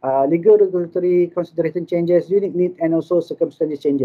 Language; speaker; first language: English; non-native, local second language; Malay